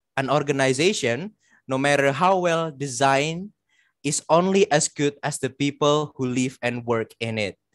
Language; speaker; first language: English; non-native, fluent; Indonesian